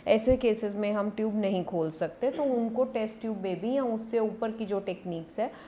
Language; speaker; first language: Hindi; non-native, local second language; Punjabi